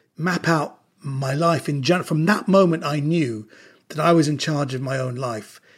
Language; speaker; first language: English; native; English